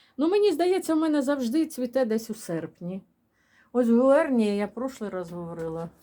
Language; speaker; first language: Ukrainian; non-native, local second language; Russian